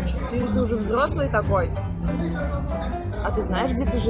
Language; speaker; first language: Russian; native; Russian